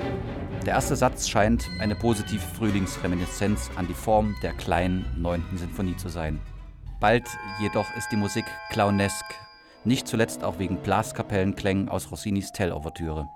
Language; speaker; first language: German; native; German